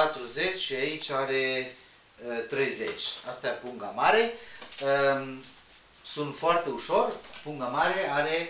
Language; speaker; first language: Romanian; non-native, learner; Spanish